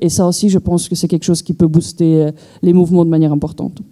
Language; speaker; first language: French; native; French